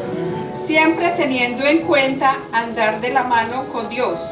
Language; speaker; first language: Spanish; native; Spanish